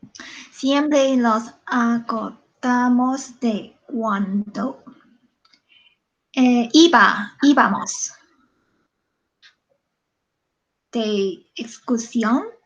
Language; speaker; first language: Spanish; non-native, learner; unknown